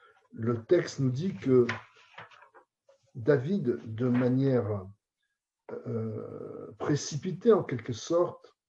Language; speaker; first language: French; native; French